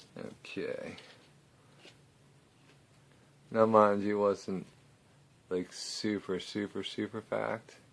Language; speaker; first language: English; native; English